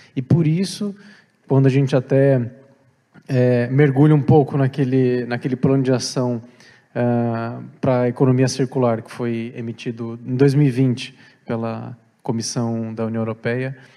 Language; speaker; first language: Portuguese; native; Portuguese